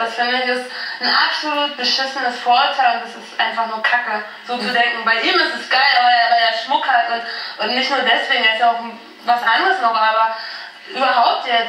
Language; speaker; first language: German; native; German